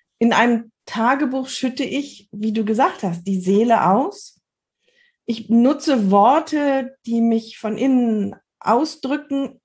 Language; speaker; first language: German; native; German